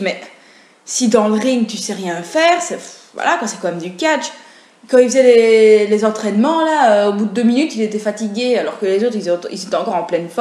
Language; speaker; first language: French; native; French